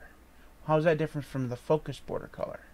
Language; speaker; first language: English; native; English